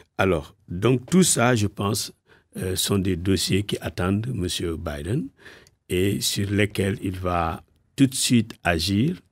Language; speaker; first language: French; non-native, local second language; Wolof